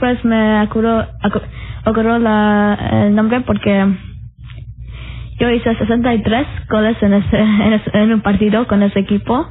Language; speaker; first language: Spanish; early bilingual, heritage; Spanish